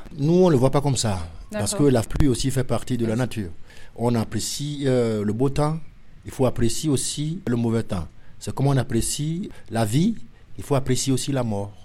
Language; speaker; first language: French; non-native, local second language; Ewe